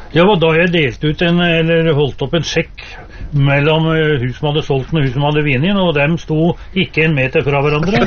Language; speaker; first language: Norwegian; native; Norwegian